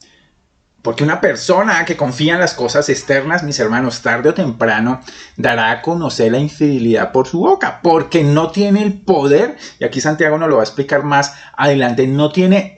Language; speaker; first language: Spanish; native; Spanish